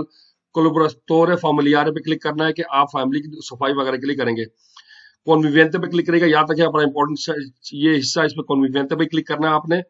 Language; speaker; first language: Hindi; non-native, local second language; Punjabi